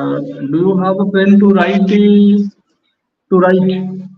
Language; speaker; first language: English; non-native, local second language; Odia